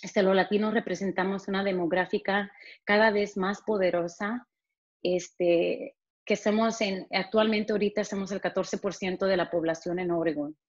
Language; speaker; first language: Spanish; early bilingual, heritage; Spanish